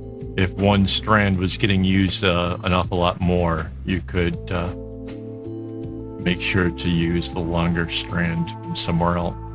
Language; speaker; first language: English; native; English